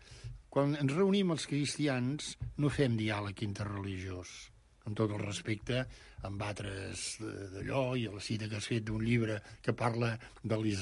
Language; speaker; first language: Spanish; non-native, fluent; Romanian